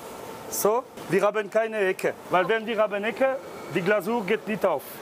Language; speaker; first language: German; non-native, learner; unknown